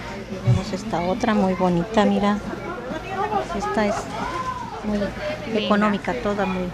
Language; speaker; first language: Spanish; native; Spanish